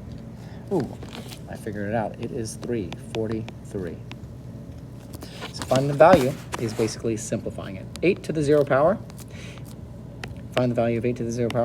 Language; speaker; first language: English; native; English